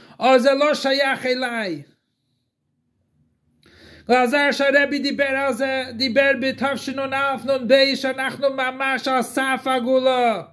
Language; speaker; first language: Hebrew; non-native, fluent; English